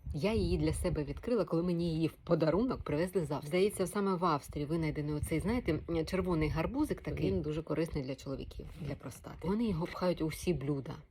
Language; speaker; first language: Ukrainian; native; Ukrainian